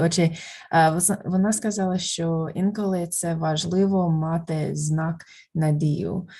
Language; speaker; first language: Ukrainian; non-native, fluent; English